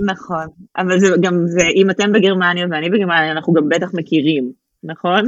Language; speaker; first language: Hebrew; native; Hebrew